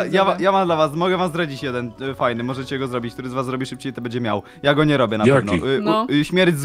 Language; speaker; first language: Polish; native; Polish